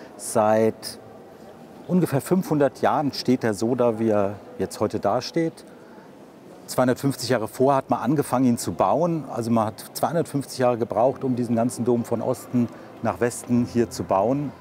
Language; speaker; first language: German; native; German